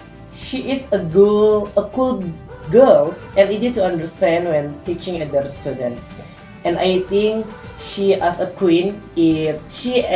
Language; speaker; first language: English; non-native, learner; Indonesian